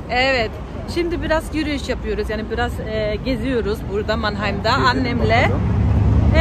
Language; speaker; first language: Turkish; non-native, learner; German